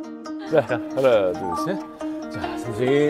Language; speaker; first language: Korean; native; Korean